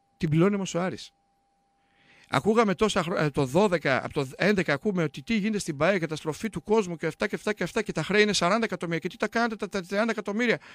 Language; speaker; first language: Greek; native; Greek